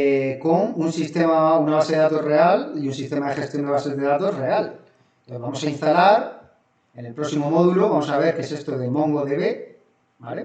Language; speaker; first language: Spanish; native; Spanish